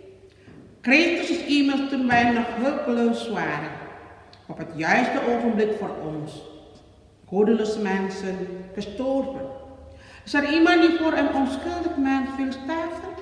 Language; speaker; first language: Dutch; non-native, learner; Indonesian